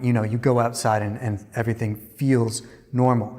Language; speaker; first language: English; native; English